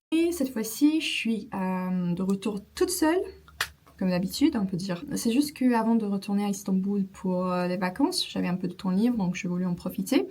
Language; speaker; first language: French; non-native, fluent; Turkish